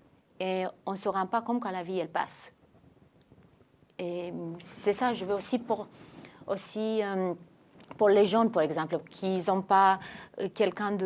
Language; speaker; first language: French; non-native, fluent; Romanian